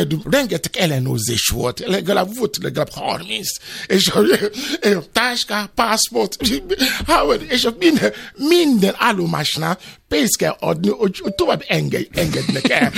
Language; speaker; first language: Hungarian; non-native, fluent; Albanian